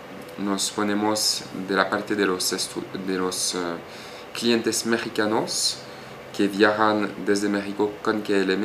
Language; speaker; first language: Spanish; non-native, fluent; French